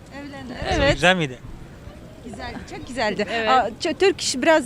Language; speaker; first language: Turkish; non-native, learner; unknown